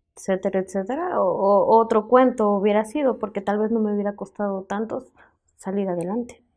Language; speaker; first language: Spanish; native; Spanish